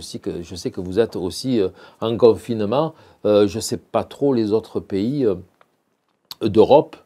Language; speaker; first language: French; native; French